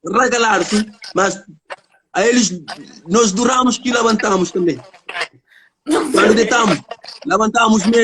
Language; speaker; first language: Portuguese; non-native, learner; Kabuverdianu